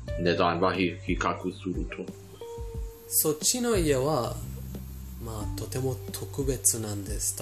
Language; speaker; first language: Japanese; non-native, fluent; Persian